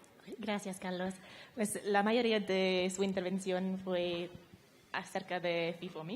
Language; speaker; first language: Spanish; non-native, fluent; English